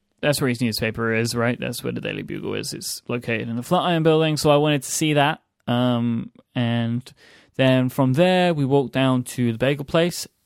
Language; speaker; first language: English; native; English